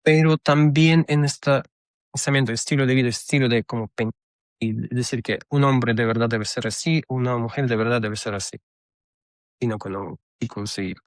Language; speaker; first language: Spanish; non-native, fluent; Russian